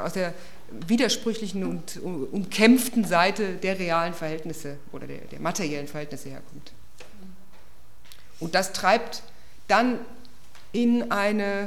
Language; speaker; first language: German; native; German